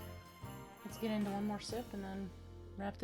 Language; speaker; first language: English; native; English